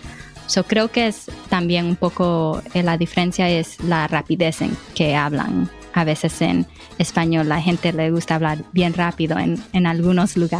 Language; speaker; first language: Spanish; early bilingual, heritage; Spanish